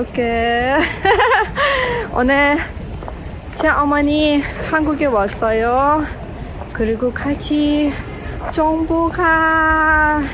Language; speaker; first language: Korean; non-native, learner; Persian